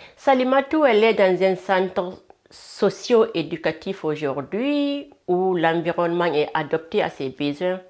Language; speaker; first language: French; non-native, local second language; Fula